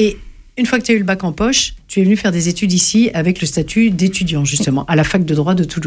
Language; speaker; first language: French; native; French